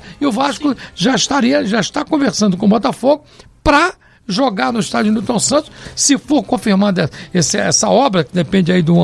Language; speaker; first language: Portuguese; native; Portuguese